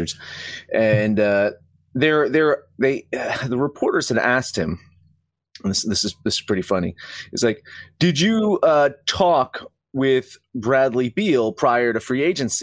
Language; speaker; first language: English; native; English